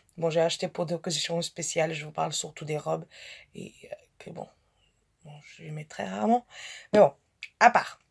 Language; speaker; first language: French; non-native, fluent; Portuguese